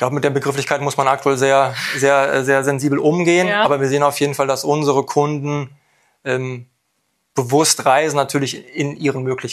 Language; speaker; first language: German; native; German